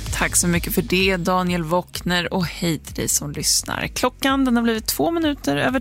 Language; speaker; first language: Swedish; native; Swedish